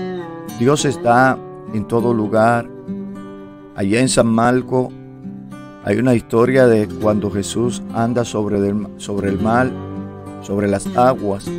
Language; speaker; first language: Spanish; native; Spanish